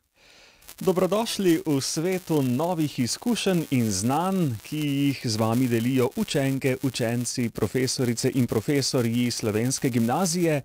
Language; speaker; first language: Slovenian; native; Slovenian